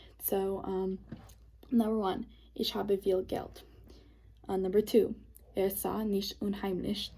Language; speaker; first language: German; non-native, learner; English